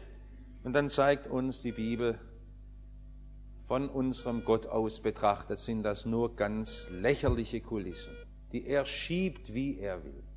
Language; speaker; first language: German; native; German